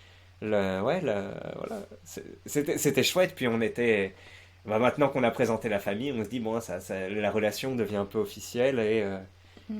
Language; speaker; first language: French; native; French